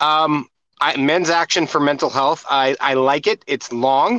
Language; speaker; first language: English; native; English